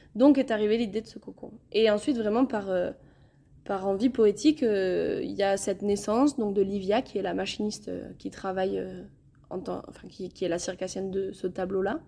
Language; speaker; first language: French; native; French